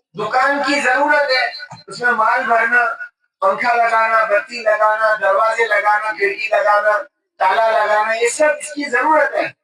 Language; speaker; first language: Urdu; native; Urdu